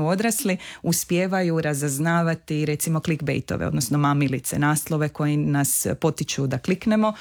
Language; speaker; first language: Serbian; native; Serbian